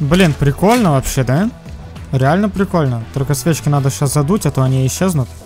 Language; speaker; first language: Russian; native; Russian